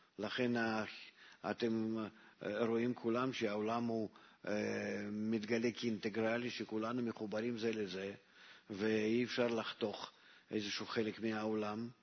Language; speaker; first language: Hebrew; non-native, fluent; Russian